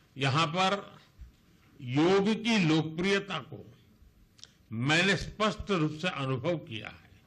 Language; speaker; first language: Hindi; non-native, local second language; Gujarati